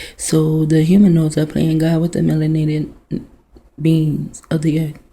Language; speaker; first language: English; native; English